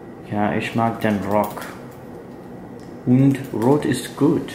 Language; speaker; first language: German; non-native, learner; English